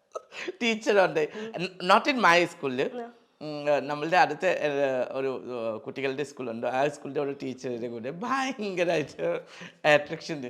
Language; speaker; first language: Malayalam; non-native, local second language; Assamese